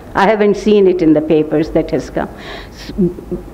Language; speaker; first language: English; non-native, local second language; Urdu